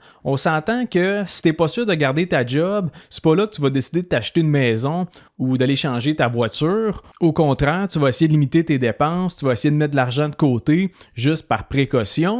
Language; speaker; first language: French; native; French